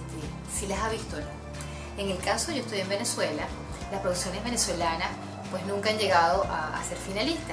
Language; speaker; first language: Spanish; native; Spanish